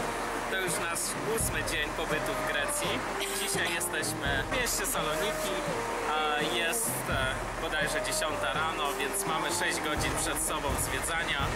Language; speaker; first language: Polish; native; Polish